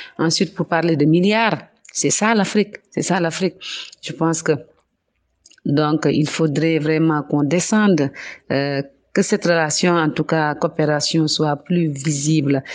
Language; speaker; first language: French; non-native, local second language; Wolof